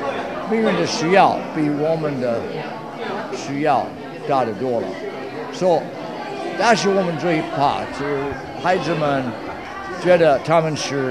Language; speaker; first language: Chinese; non-native, fluent; English